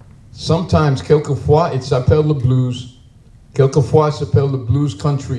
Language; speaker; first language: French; non-native, learner; English